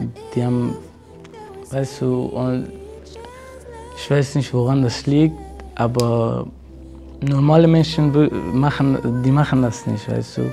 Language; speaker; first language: German; non-native, learner; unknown